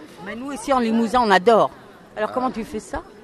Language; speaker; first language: French; native; French